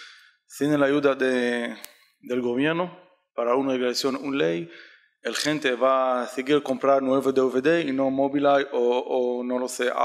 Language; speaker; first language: Spanish; non-native, learner; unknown